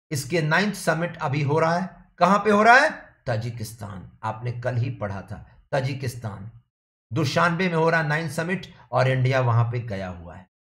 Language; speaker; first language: Hindi; native; Hindi